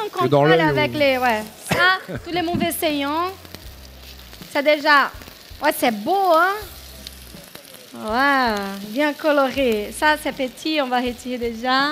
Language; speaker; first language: French; non-native, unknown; Portuguese